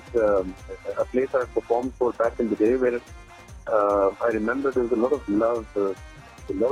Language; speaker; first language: English; non-native, local second language; Punjabi